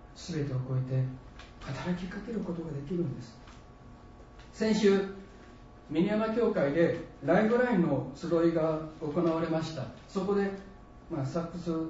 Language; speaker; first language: Japanese; native; Japanese